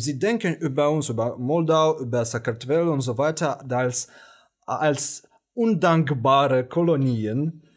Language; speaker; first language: German; non-native, fluent; Romanian